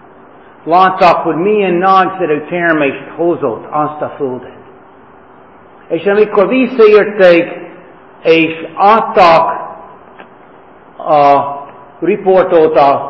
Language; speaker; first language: Hungarian; non-native, fluent; English